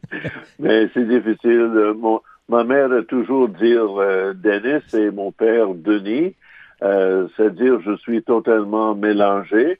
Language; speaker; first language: French; non-native, local second language; English